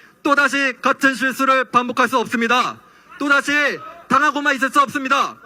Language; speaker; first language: Korean; native; Korean